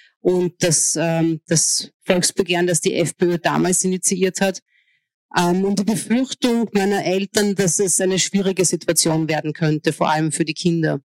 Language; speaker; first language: German; early bilingual, other home language; Hungarian